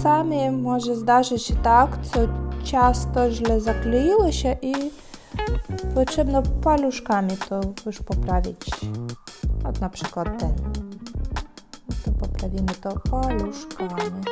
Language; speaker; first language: Polish; non-native, fluent; Ukrainian